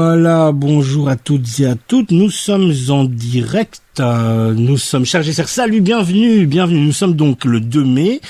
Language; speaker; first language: French; native; French